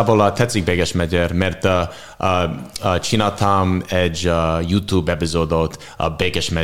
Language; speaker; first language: Hungarian; non-native, learner; English